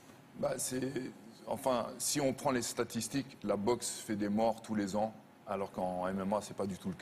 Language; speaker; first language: French; native; French